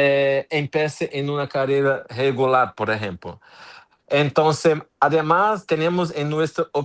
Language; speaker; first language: Spanish; non-native, fluent; Portuguese